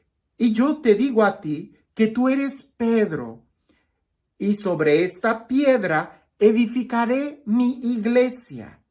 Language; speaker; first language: Spanish; native; Spanish